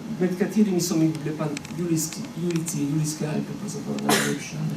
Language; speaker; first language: Slovenian; native; Slovenian